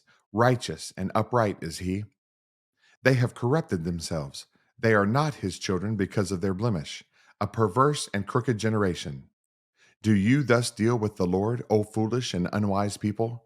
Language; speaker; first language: English; native; English